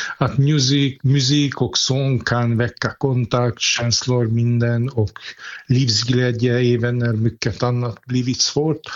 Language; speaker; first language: Swedish; non-native, fluent; Hungarian